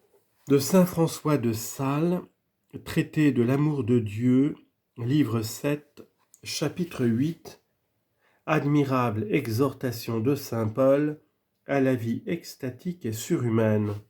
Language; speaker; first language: French; native; French